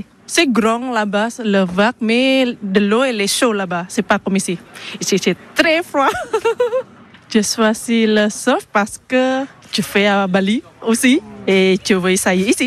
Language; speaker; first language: French; non-native, learner; Indonesian